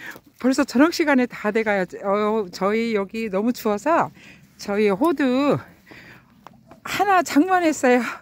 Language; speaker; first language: Korean; native; Korean